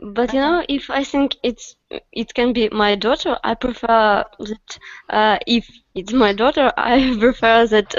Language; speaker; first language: English; non-native, learner; Russian